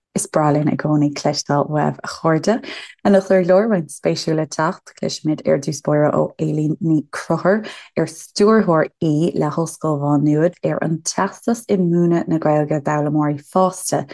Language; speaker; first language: Irish; native; Irish